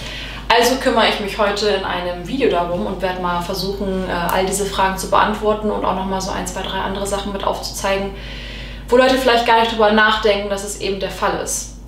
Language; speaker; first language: German; native; German